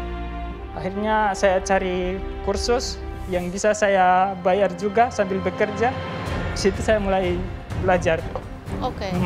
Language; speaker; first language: Indonesian; non-native, local second language; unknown